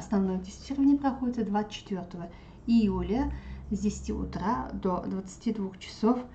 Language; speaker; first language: Russian; non-native, local second language; Tatar